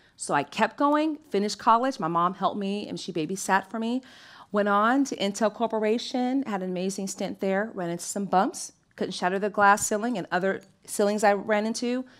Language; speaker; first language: English; native; English